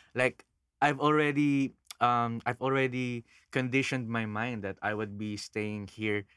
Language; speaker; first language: English; non-native, local second language; Filipino